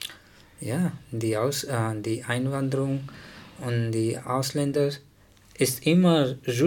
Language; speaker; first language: German; non-native, learner; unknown